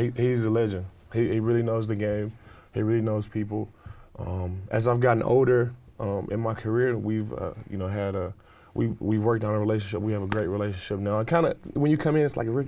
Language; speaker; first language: English; native; English